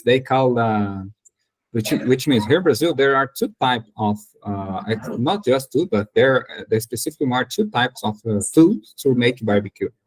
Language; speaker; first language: English; non-native, learner; Portuguese